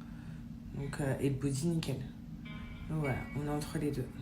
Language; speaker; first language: French; native; French